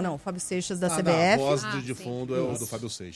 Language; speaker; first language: Portuguese; native; Portuguese